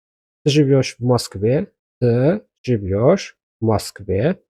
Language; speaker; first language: Russian; non-native, fluent; Azerbaijani